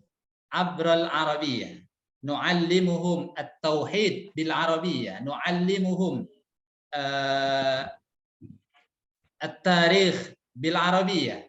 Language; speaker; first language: Arabic; non-native, fluent; Indonesian